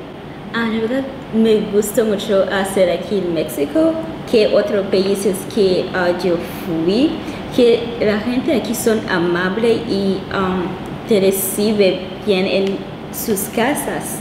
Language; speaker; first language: Spanish; non-native, local second language; Kinyarwanda